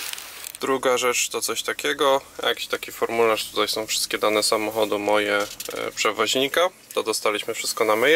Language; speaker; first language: Polish; native; Polish